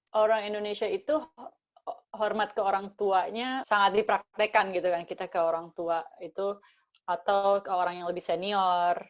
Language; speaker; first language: Indonesian; native; Indonesian